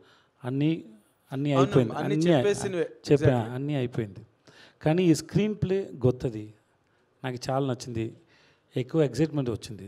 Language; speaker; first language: Telugu; non-native, learner; Tamil